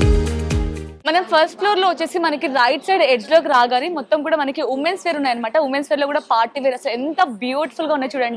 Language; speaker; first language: Telugu; native; Telugu